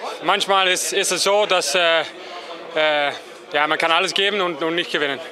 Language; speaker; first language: German; non-native, learner; Danish